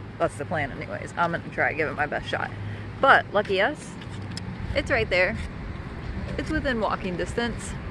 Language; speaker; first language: English; native; English